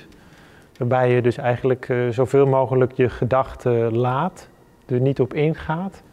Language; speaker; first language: Dutch; native; Dutch